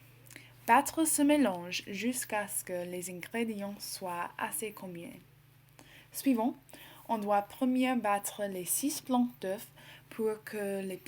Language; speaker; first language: French; non-native, learner; English